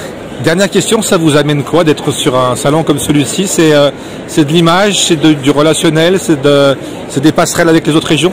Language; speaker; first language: French; native; French